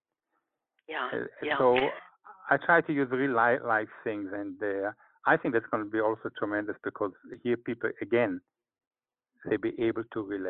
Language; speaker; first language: English; non-native, fluent; Hebrew